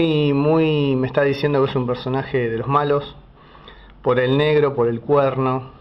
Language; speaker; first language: Spanish; native; Spanish